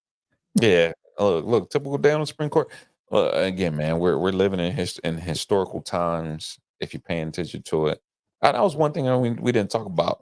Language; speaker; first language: English; native; English